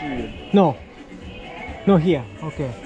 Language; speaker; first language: English; non-native, learner; Japanese